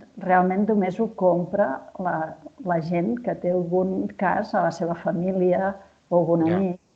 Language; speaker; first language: Catalan; native; Catalan